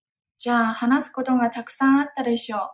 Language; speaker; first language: Japanese; non-native, fluent; Chinese